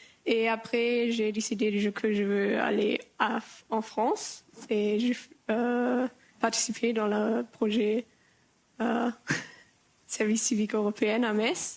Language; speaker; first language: French; non-native, learner; German